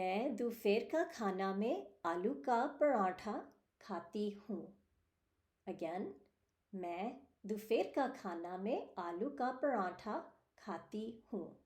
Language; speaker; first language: Hindi; early bilingual, heritage; Hindi